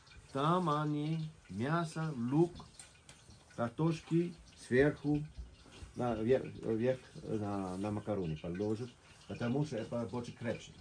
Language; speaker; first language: Russian; non-native, fluent; French